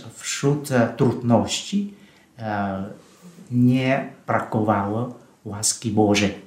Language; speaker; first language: Polish; non-native, fluent; Vietnamese